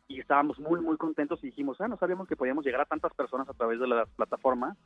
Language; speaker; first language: Spanish; native; Spanish